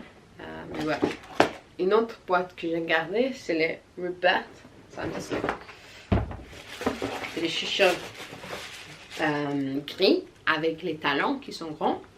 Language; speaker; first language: French; non-native, learner; English